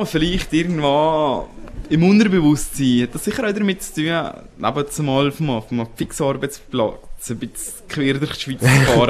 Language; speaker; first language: German; native; German